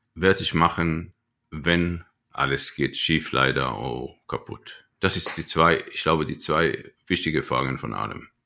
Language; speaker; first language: German; non-native, fluent; Hebrew